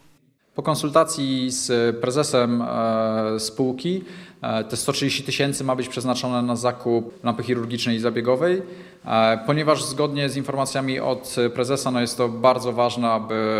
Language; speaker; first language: Polish; native; Polish